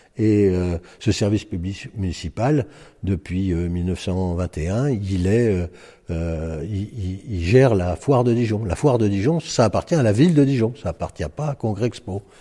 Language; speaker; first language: French; native; French